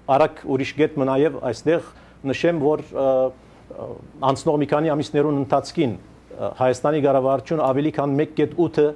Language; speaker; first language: Armenian; early bilingual, heritage; Armenian